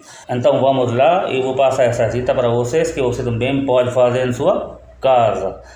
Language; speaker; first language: Portuguese; non-native, learner; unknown